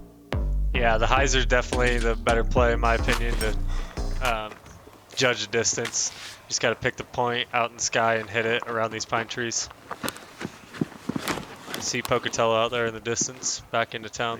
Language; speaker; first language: English; native; English